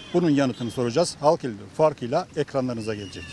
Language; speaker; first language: Turkish; native; Turkish